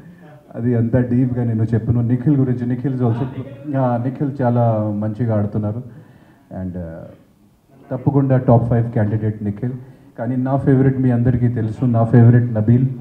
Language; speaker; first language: Telugu; non-native, fluent; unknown